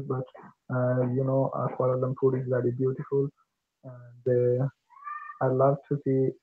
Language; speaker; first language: English; non-native, learner; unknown